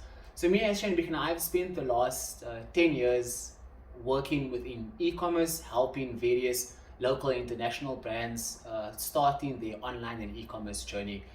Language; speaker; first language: English; non-native, local second language; Afrikaans